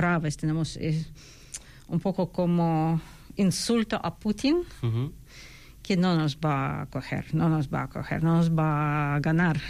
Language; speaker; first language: Spanish; non-native, fluent; Ukrainian